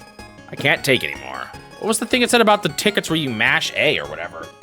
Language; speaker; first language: English; native; English